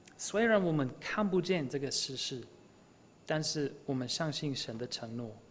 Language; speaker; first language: Chinese; non-native, fluent; English